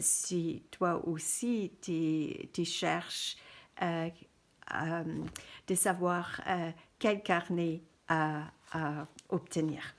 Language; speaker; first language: French; non-native, fluent; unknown